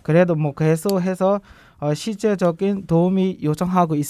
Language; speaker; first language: Korean; non-native, learner; Burmese